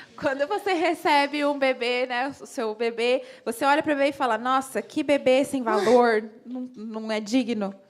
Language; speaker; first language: Portuguese; native; Portuguese